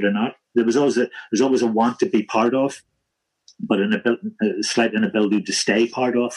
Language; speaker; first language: English; native; English